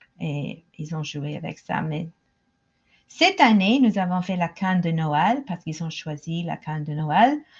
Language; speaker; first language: French; non-native, local second language; English